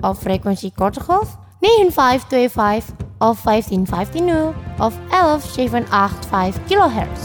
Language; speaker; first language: Dutch; non-native, fluent; Indonesian